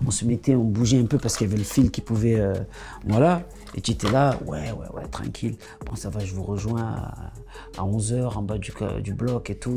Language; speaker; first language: French; native; French